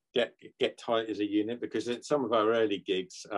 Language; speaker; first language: English; native; English